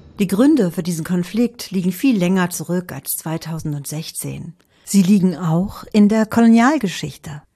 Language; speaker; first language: German; native; German